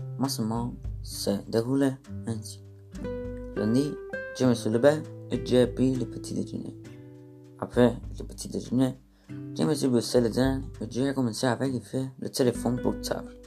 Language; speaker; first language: French; non-native, learner; Romanian